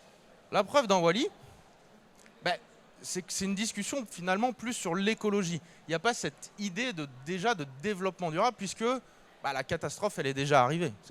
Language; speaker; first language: French; native; French